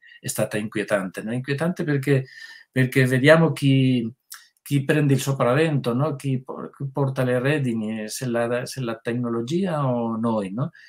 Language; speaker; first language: Italian; non-native, fluent; Spanish